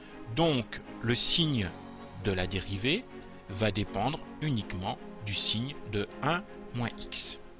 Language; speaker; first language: French; native; French